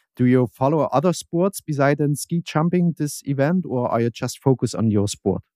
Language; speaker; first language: English; non-native, fluent; German